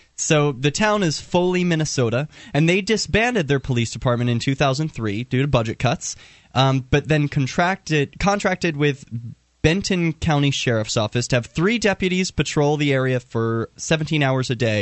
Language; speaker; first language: English; native; English